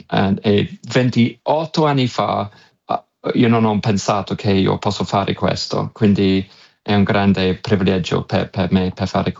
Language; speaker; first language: Italian; non-native, fluent; English